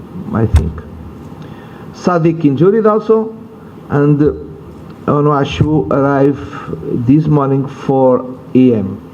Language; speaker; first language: English; non-native, learner; Portuguese